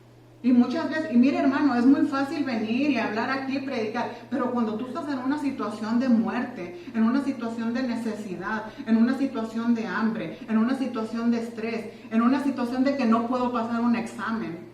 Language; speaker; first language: Spanish; native; Spanish